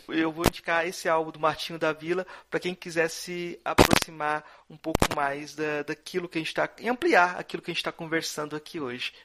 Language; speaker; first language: Portuguese; native; Portuguese